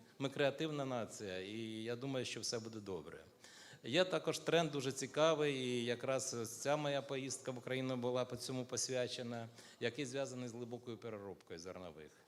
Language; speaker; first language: Ukrainian; native; Ukrainian